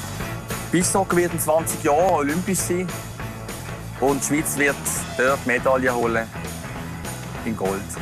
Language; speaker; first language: German; native; German